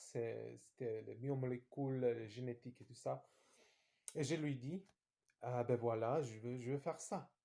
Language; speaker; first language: French; non-native, fluent; Serbian